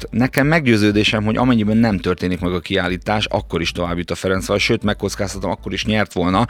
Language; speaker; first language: Hungarian; native; Hungarian